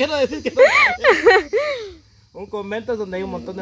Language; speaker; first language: Spanish; native; Spanish